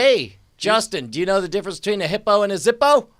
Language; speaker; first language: English; native; English